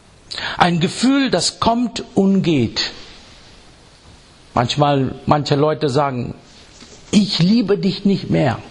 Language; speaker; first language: German; non-native, fluent; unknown